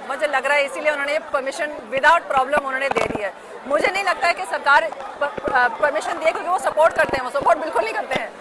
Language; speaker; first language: Hindi; native; Hindi